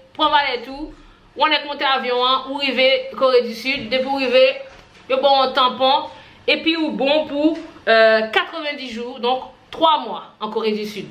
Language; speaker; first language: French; non-native, local second language; Haitian Creole